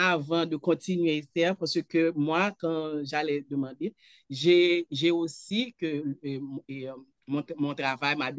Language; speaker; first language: French; non-native, local second language; Haitian Creole